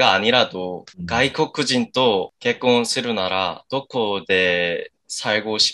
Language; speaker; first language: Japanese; non-native, learner; Korean